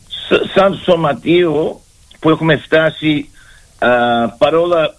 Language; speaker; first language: Greek; early bilingual, heritage; Greek